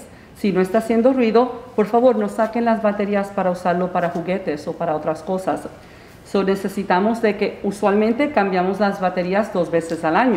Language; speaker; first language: Spanish; early bilingual, heritage; Spanish